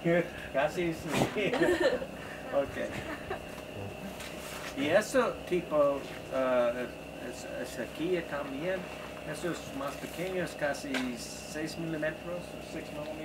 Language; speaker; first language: Spanish; non-native, learner; English